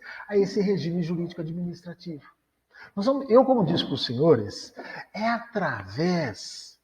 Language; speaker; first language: Portuguese; native; Portuguese